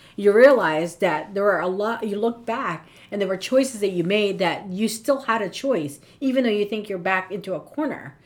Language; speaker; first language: English; non-native, local second language; Filipino